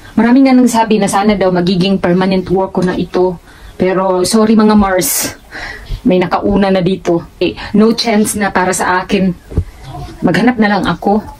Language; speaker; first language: Filipino; native; Filipino